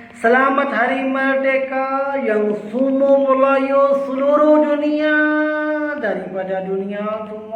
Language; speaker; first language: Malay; non-native, learner; Urdu